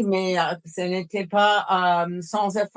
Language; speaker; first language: French; non-native, fluent; English